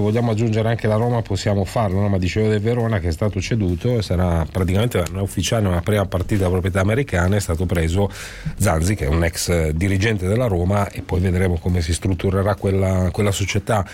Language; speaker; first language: Italian; native; Italian